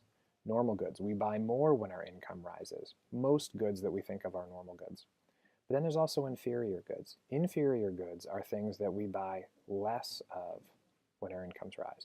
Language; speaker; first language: English; native; English